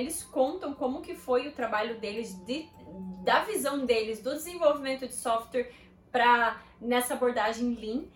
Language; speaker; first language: Portuguese; native; Portuguese